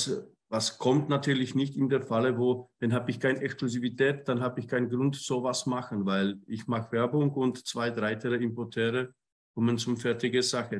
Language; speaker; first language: German; non-native, fluent; Czech